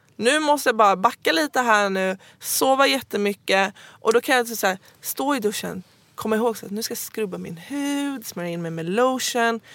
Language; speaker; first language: Swedish; native; Swedish